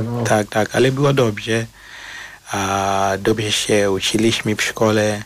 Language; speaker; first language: Polish; non-native, fluent; Shona